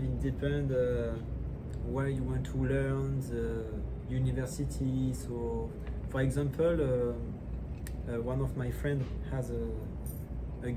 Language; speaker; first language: English; non-native, learner; French